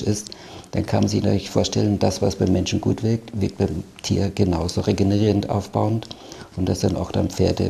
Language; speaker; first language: German; native; German